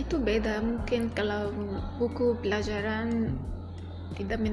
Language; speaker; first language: Indonesian; non-native, learner; Arabic